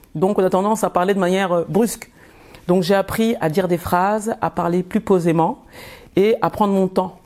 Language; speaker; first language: French; early bilingual, other home language; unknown